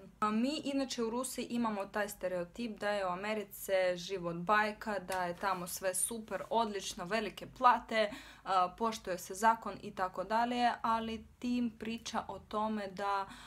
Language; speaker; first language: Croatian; non-native, fluent; Russian